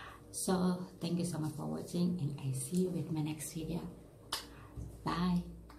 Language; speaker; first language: English; non-native, learner; Indonesian